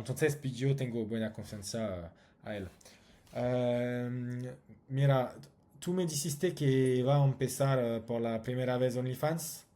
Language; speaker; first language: Spanish; non-native, learner; French